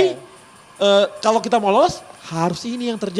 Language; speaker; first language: Indonesian; native; Indonesian